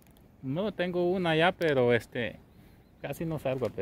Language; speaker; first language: Spanish; native; Spanish